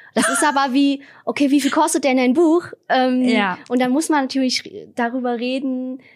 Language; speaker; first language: German; non-native, fluent; Vietnamese